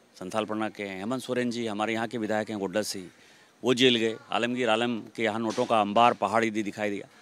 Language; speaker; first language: Hindi; native; Hindi